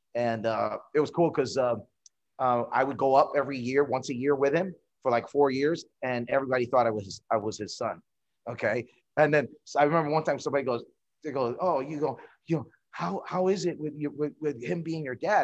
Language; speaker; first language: English; early bilingual, other home language; Spanish